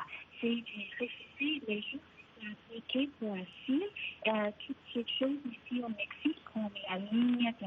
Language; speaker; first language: French; non-native, fluent; Spanish